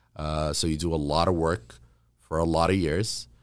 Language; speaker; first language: English; early bilingual, other home language; Arabic